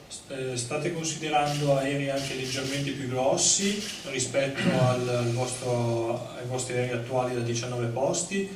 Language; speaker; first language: Italian; native; Italian